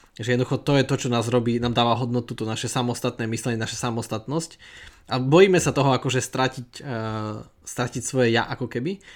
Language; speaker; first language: Slovak; native; Slovak